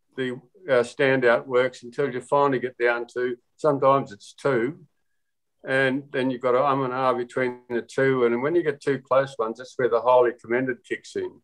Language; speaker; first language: English; native; English